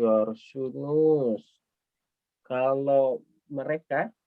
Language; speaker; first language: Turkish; non-native, fluent; Indonesian